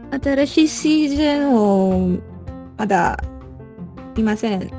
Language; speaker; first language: Japanese; non-native, learner; Malay